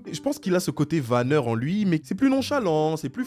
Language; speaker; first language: French; native; French